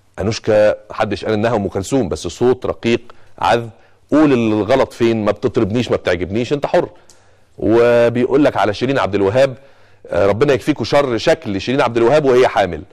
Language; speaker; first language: Arabic; native; Arabic